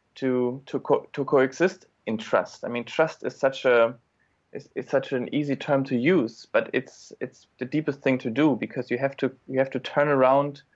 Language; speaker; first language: English; non-native, fluent; German